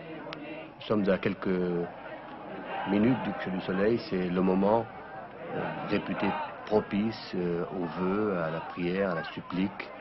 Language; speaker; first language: French; non-native, local second language; Arabic